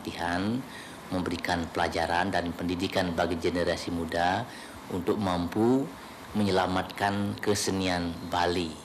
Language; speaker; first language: Indonesian; native; Indonesian